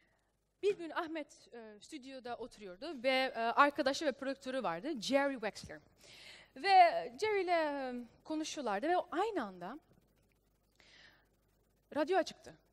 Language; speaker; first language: Turkish; early bilingual, heritage; Turkish